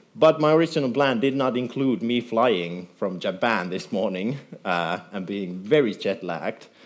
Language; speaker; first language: English; non-native, fluent; Finnish